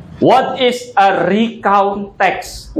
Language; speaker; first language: English; non-native, learner; Indonesian